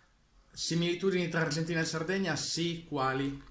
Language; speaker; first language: Italian; native; Italian